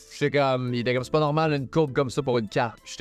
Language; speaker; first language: French; native; French